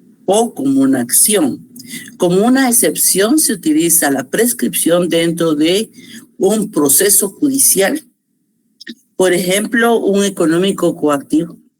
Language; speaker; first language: Spanish; native; Spanish